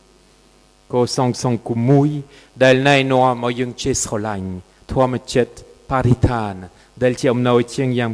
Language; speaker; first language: Khmer; non-native, fluent; French